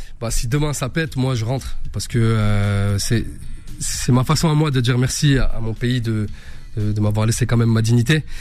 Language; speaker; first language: French; early bilingual, other home language; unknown